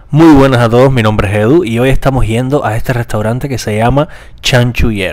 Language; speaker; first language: Spanish; native; Spanish